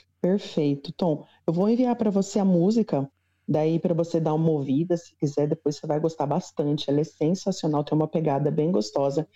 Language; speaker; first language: Portuguese; native; Portuguese